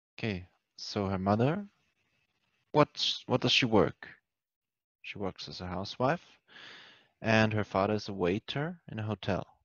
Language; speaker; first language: English; non-native, fluent; German